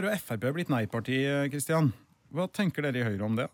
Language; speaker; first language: Norwegian; native; Norwegian